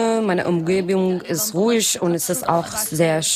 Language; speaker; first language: German; non-native, learner; Arabic